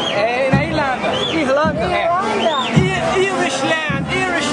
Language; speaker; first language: Portuguese; non-native, fluent; English